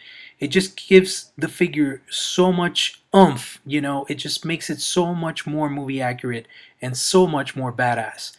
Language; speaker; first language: English; native; English